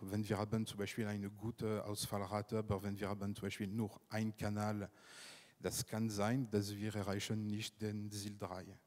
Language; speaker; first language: German; non-native, fluent; French